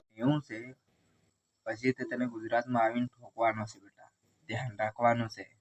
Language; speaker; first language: Gujarati; non-native, local second language; Bhili